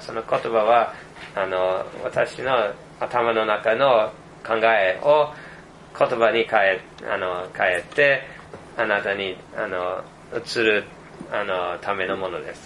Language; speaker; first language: Japanese; non-native, fluent; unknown